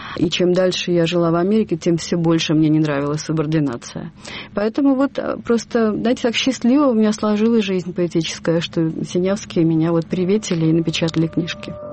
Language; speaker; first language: Russian; native; Russian